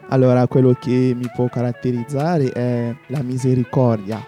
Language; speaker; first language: Italian; non-native, fluent; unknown